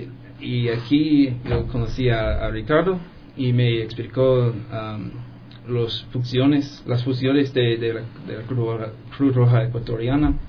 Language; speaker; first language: Spanish; non-native, fluent; English